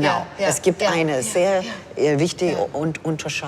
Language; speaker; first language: German; non-native, fluent; English